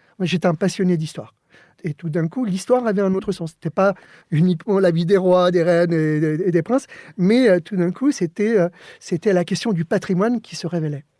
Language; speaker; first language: French; early bilingual, other home language; Spanish